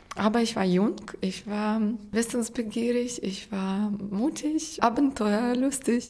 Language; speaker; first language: German; non-native, fluent; Russian